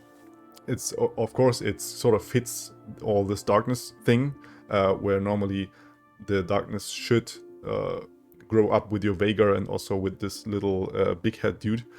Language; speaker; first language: English; non-native, fluent; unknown